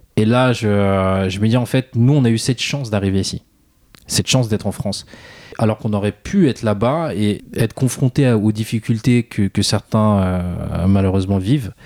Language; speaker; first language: French; early bilingual, other home language; Khmer